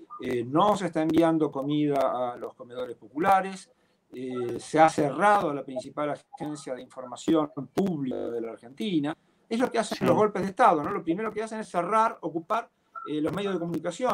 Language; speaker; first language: Spanish; native; Spanish